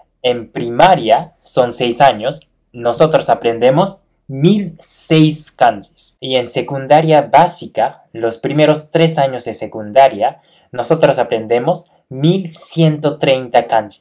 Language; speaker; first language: Spanish; non-native, fluent; Japanese